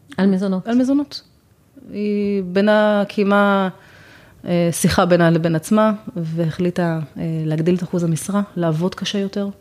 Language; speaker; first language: Hebrew; native; Hebrew